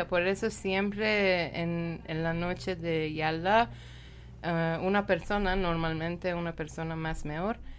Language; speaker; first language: Spanish; non-native, learner; Persian